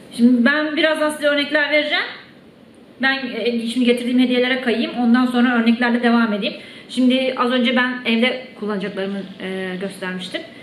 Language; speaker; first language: Turkish; native; Turkish